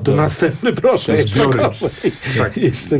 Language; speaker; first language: Polish; native; Polish